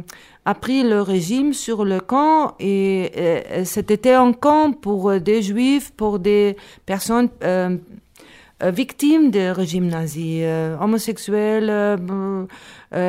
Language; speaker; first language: French; non-native, learner; Spanish